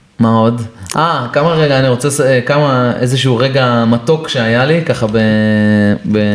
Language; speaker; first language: Hebrew; native; Hebrew